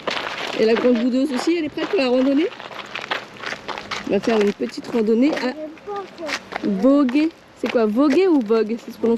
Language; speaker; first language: French; native; French